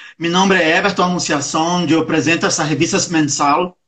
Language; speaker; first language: Portuguese; non-native, learner; Spanish